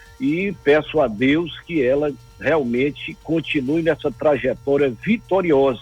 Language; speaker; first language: Portuguese; native; Portuguese